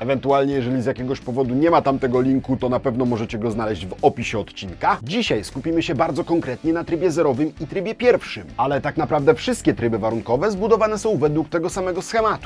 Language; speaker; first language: Polish; native; Polish